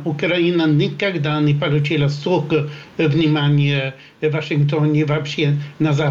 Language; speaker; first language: Russian; non-native, fluent; Swedish